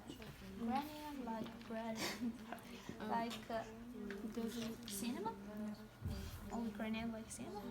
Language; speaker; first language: English; non-native, learner; Ukrainian